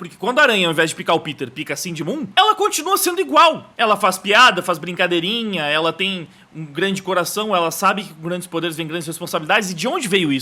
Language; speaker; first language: Portuguese; native; Portuguese